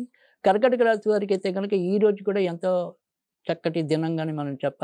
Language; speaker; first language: Telugu; native; Telugu